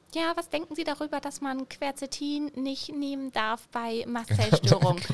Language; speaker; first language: German; native; German